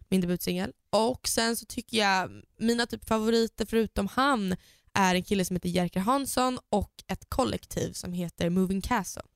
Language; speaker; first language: Swedish; native; Swedish